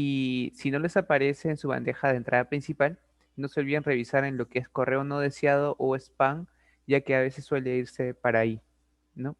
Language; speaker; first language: Spanish; native; Spanish